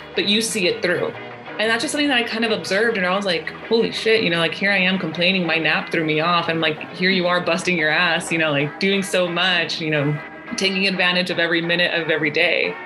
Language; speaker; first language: English; native; English